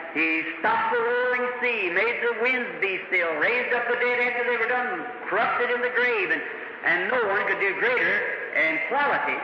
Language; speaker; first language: English; native; English